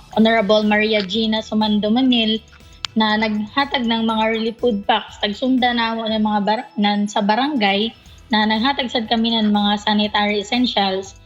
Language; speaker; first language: Cebuano; native; Cebuano